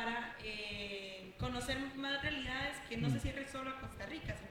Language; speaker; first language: Spanish; native; Spanish